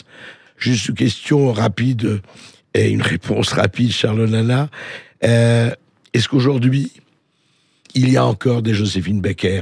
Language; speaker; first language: French; native; French